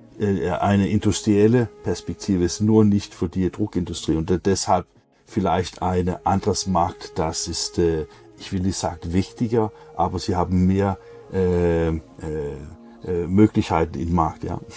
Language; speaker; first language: German; non-native, learner; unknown